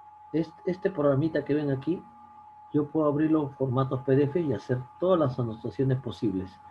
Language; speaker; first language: Spanish; native; Spanish